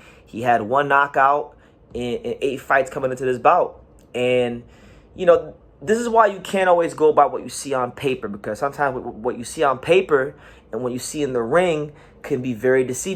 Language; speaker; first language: English; native; English